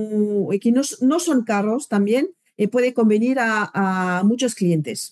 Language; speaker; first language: Spanish; non-native, fluent; French